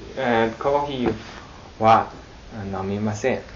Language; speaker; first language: Japanese; non-native, learner; Chinese